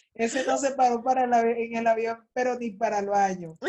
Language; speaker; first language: Spanish; native; Spanish